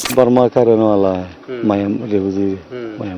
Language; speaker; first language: Hindi; non-native, learner; Rohingya